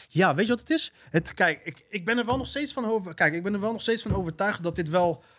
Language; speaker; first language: Dutch; early bilingual, other home language; Arabic